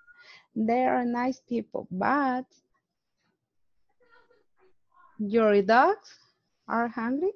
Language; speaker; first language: English; non-native, learner; Spanish